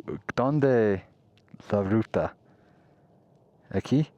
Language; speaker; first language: Spanish; non-native, learner; English